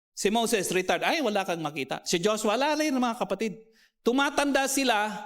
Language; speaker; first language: Filipino; non-native, local second language; Cebuano